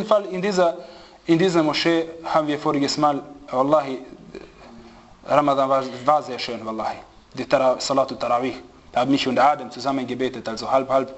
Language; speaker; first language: German; non-native, fluent; Arabic